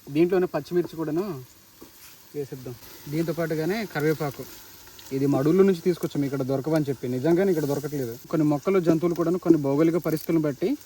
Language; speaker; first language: Telugu; native; Telugu